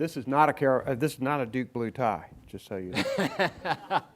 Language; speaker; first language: English; native; English